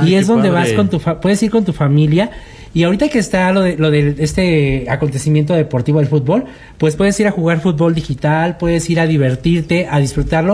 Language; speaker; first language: Spanish; native; Spanish